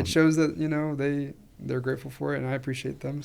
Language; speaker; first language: English; non-native, fluent; Spanish